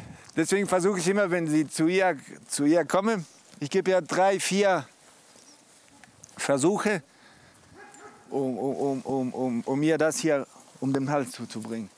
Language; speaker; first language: German; non-native, fluent; Spanish